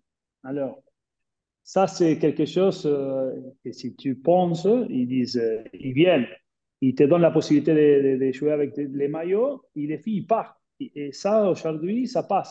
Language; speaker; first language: French; non-native, fluent; Spanish